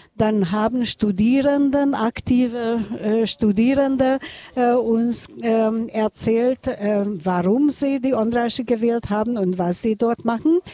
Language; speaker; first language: German; non-native, fluent; Hungarian